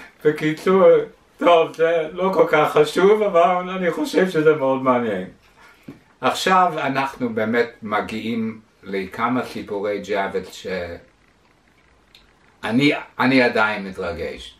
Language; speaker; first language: Hebrew; non-native, fluent; English